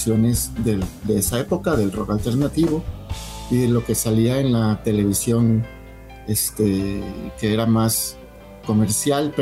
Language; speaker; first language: Spanish; native; Spanish